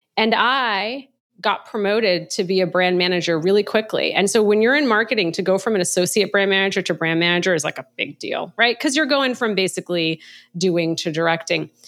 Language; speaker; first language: English; native; English